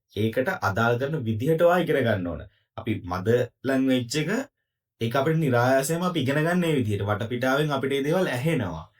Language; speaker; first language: Sinhala; native; Sinhala